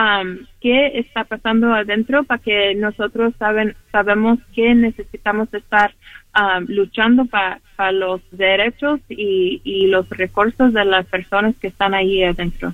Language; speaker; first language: Spanish; early bilingual, heritage; Spanish